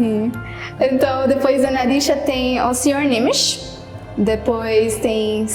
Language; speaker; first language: Portuguese; non-native, fluent; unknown